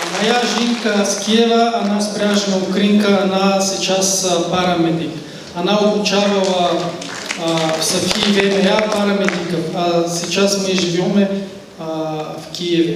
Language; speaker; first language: Ukrainian; non-native, learner; Bulgarian